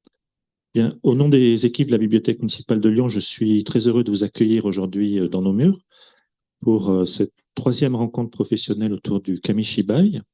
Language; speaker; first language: French; native; French